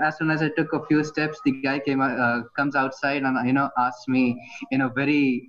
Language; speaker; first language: English; non-native, fluent; Hindi